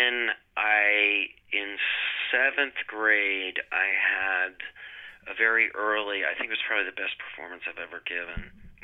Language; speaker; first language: English; native; English